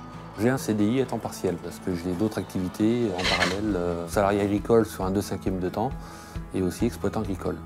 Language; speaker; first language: French; native; French